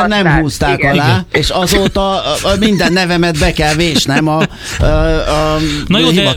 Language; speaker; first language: Hungarian; native; Hungarian